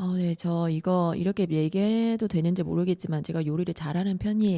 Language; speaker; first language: Korean; non-native, fluent; Vietnamese